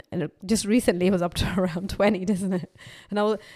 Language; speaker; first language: English; non-native, local second language; Urdu